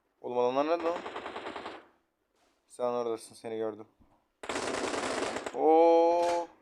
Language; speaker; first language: Turkish; native; Turkish